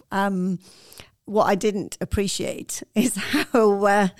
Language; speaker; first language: English; non-native, fluent; Arabic